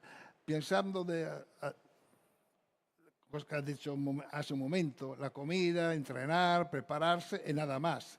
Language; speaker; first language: Spanish; non-native, fluent; Italian